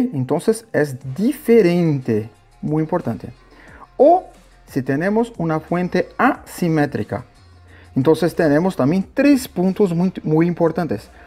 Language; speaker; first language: Spanish; non-native, learner; Portuguese